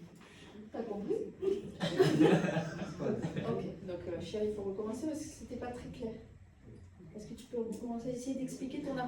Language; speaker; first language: French; native; French